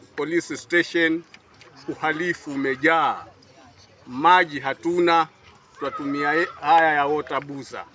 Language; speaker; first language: Swahili; native; Swahili